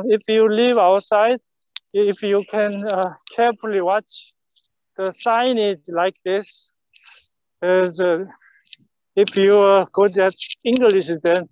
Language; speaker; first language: English; non-native, fluent; Korean